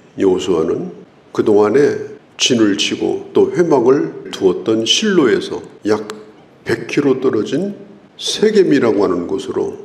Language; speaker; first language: Korean; native; Korean